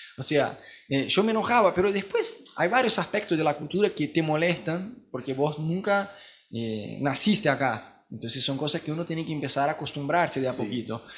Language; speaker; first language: Spanish; non-native, fluent; Portuguese